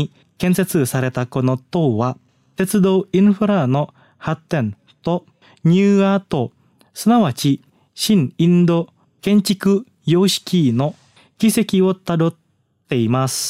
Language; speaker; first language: Japanese; non-native, fluent; Indonesian